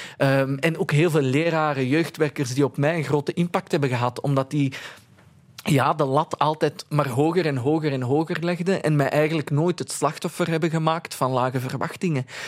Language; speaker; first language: Dutch; early bilingual, other home language; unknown